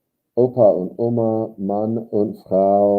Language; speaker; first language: German; non-native, fluent; English